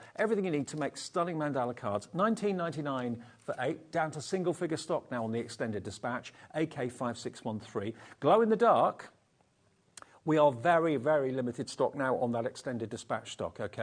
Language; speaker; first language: English; native; English